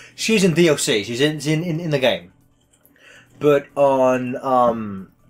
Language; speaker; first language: English; native; English